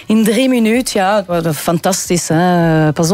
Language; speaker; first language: Dutch; non-native, local second language; French